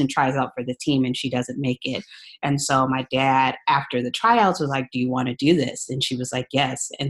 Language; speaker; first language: English; native; English